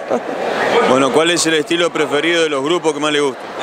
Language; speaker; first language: Spanish; native; Spanish